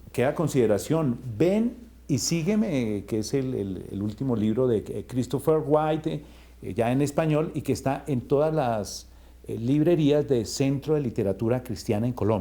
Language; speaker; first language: Spanish; native; Spanish